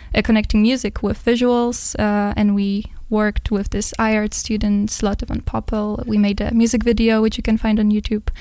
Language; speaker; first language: English; non-native, fluent; Polish